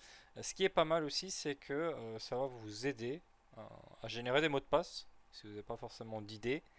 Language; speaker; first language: French; native; French